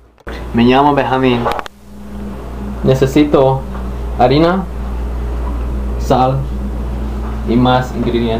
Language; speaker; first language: Spanish; non-native, learner; English